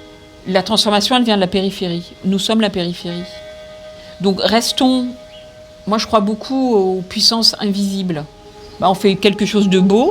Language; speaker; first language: French; native; French